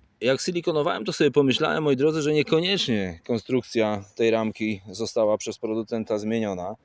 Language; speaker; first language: Polish; native; Polish